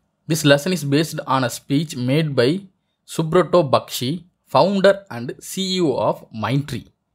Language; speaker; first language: English; non-native, local second language; Tamil